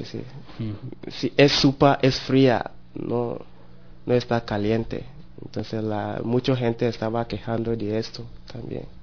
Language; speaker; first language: Spanish; non-native, learner; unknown